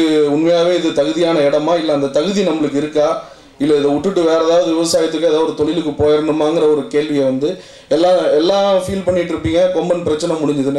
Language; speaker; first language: Tamil; native; Tamil